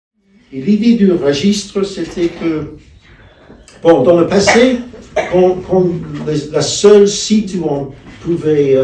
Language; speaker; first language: French; non-native, fluent; English